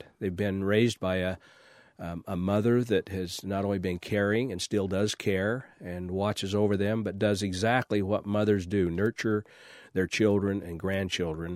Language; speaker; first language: English; native; English